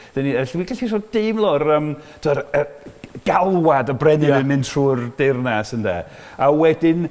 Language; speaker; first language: Welsh; non-native, fluent; English